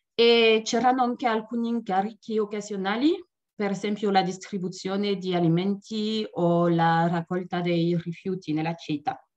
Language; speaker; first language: Italian; non-native, learner; French